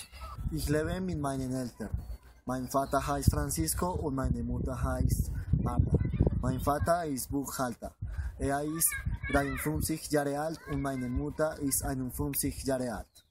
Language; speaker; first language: German; non-native, learner; Spanish